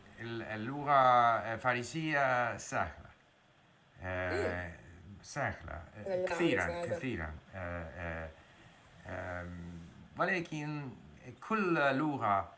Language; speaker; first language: Arabic; non-native, learner; English